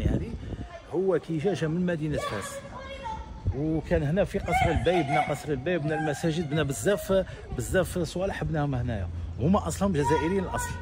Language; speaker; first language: Arabic; native; Arabic